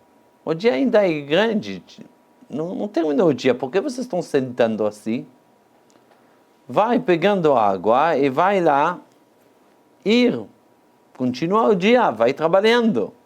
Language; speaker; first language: Portuguese; non-native, fluent; Hebrew